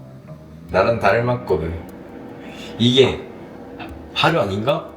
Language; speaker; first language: Korean; non-native, fluent; Japanese